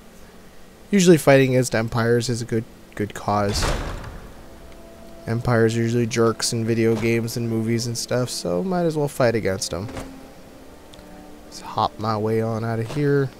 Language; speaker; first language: English; native; English